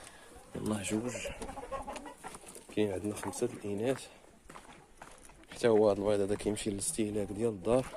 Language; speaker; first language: Arabic; native; Arabic